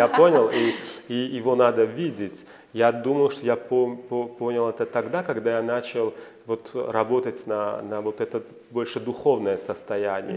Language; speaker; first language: Russian; non-native, fluent; Georgian